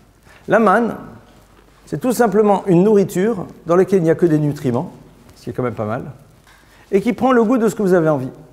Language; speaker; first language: French; native; French